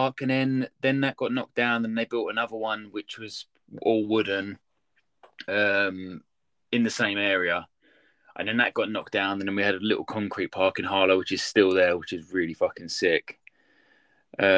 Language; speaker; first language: English; native; English